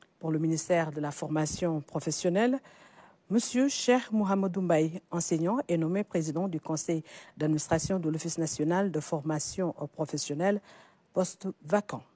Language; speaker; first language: French; non-native, local second language; Wolof